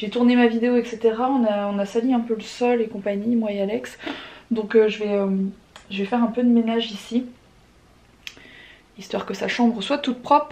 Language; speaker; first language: French; native; French